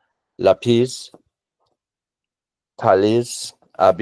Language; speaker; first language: Spanish; non-native, learner; English